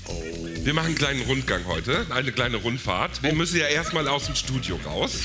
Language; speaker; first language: German; native; German